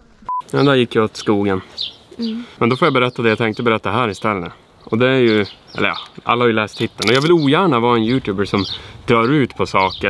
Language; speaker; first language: Swedish; native; Swedish